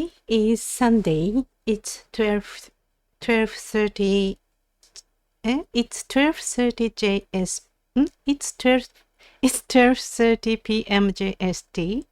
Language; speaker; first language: English; non-native, learner; Japanese